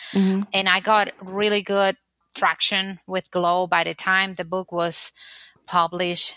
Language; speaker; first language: English; non-native, fluent; Spanish